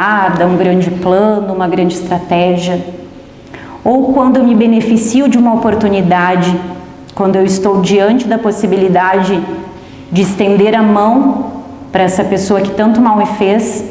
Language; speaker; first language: Portuguese; native; Portuguese